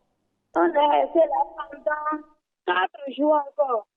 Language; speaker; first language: French; non-native, learner; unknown